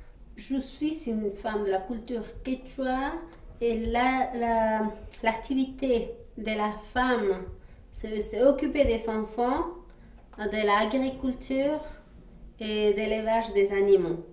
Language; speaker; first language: French; non-native, fluent; Quechua